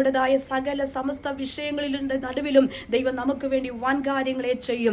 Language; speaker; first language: Malayalam; native; Malayalam